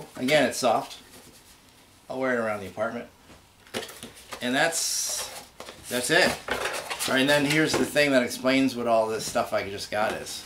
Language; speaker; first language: English; native; English